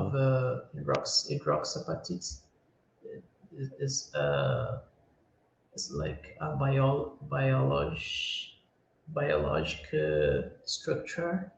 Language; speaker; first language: English; non-native, learner; Portuguese